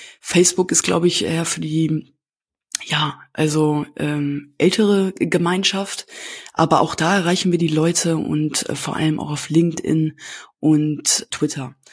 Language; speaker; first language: German; native; German